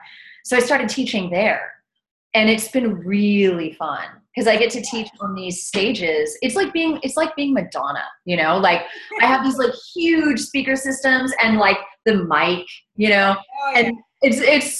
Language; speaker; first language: English; native; English